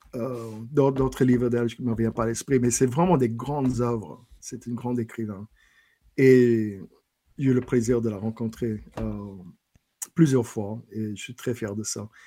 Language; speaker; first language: French; non-native, fluent; English